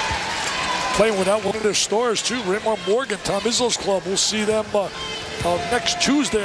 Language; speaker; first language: English; native; English